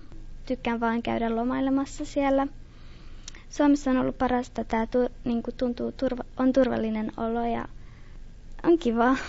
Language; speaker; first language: Finnish; early bilingual, other home language; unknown